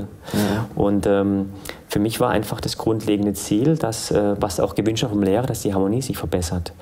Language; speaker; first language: German; early bilingual, other home language; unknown